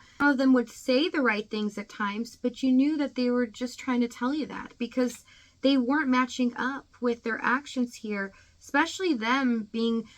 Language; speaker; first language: English; native; English